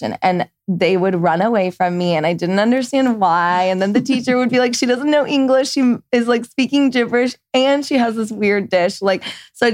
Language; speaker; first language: English; early bilingual, other home language; Persian